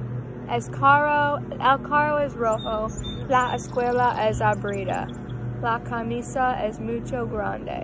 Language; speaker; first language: Spanish; non-native, learner; English